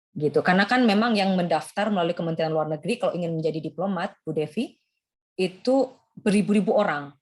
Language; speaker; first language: Indonesian; native; Indonesian